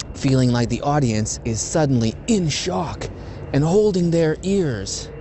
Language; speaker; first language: English; native; English